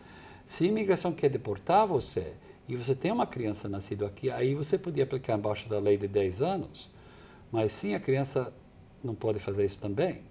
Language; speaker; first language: Portuguese; non-native, fluent; English